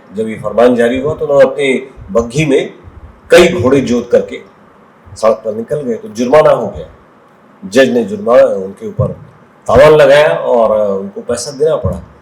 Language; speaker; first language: Hindi; native; Hindi